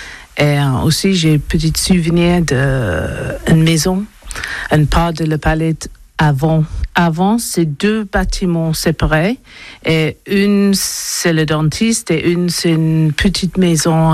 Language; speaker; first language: French; non-native, learner; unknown